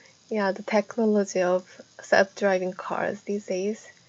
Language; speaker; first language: English; non-native, fluent; Korean